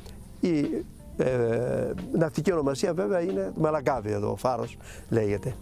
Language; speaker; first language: Greek; native; Greek